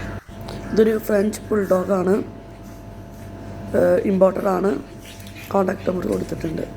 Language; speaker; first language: Malayalam; native; Malayalam